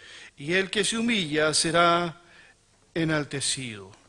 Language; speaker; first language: Spanish; native; Spanish